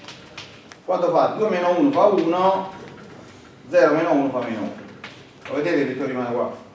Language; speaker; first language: Italian; native; Italian